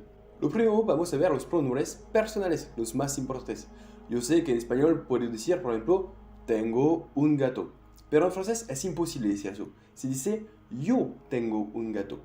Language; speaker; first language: Spanish; non-native, fluent; French